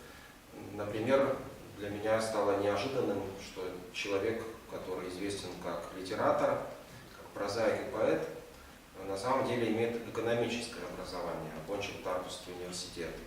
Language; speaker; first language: Russian; native; Russian